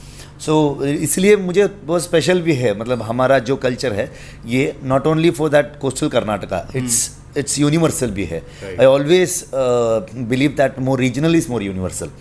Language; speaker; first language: Hindi; non-native, local second language; Kannada